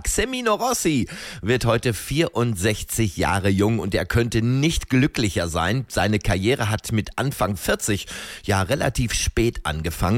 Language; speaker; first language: German; native; German